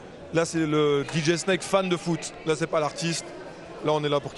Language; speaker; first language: French; native; French